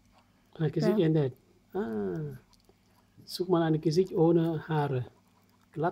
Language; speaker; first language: German; non-native, learner; Vietnamese